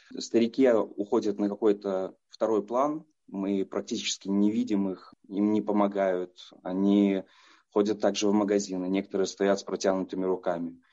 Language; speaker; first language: Russian; native; Russian